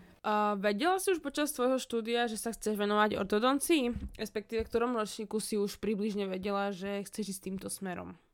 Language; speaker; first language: Slovak; native; Slovak